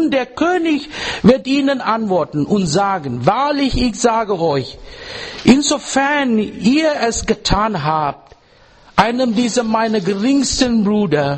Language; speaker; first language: German; non-native, learner; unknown